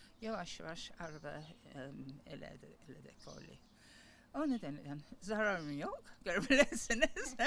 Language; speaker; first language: Turkish; non-native, learner; English